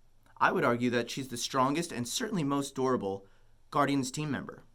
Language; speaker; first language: English; native; English